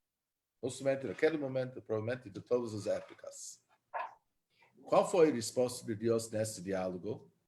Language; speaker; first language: Portuguese; non-native, fluent; Hebrew